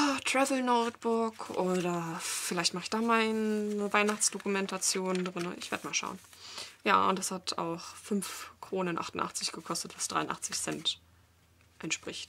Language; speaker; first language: German; native; German